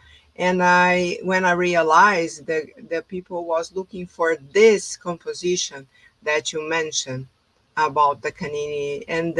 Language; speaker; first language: English; non-native, fluent; Portuguese